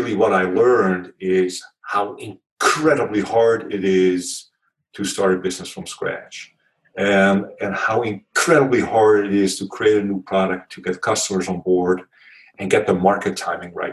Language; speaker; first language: English; non-native, fluent; Dutch